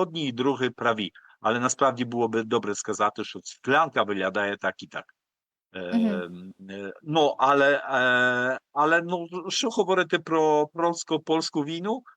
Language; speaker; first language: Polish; non-native, learner; Ukrainian